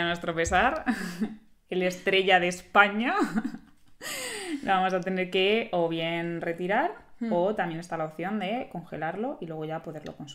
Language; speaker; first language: Spanish; native; Spanish